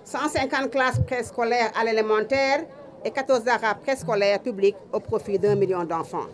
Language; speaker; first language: French; non-native, local second language; Wolof